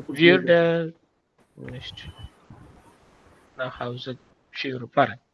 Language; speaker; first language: German; non-native, learner; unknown